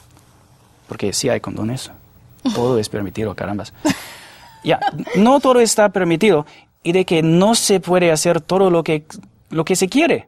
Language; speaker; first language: Spanish; non-native, fluent; English